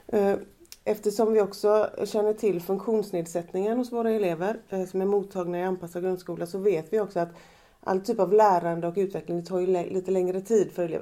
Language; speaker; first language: Swedish; native; Swedish